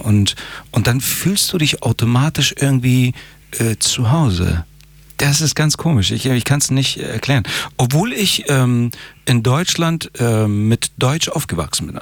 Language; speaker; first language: German; early bilingual, other home language; Persian